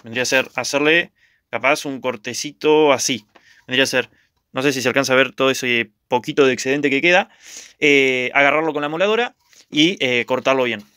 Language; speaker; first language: Spanish; native; Spanish